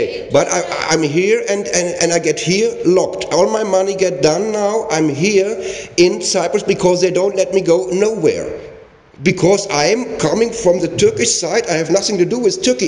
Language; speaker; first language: English; non-native, learner; German